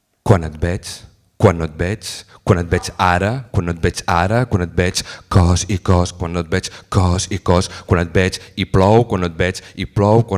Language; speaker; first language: Catalan; native; Catalan